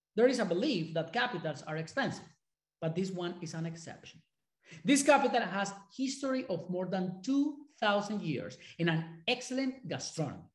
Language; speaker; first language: English; non-native, fluent; Spanish